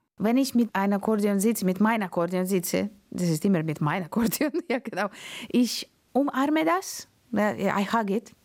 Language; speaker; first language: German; non-native, learner; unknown